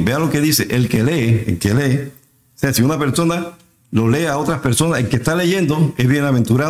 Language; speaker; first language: Spanish; native; Spanish